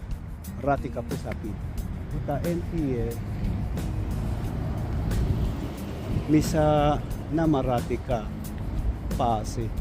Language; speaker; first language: Finnish; non-native, learner; Filipino